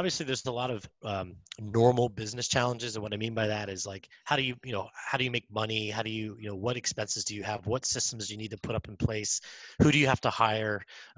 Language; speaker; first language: English; native; English